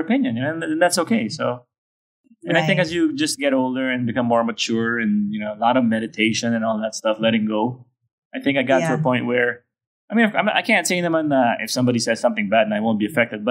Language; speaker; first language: English; non-native, local second language; Filipino